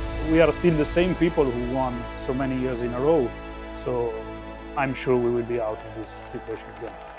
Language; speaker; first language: English; non-native, fluent; Italian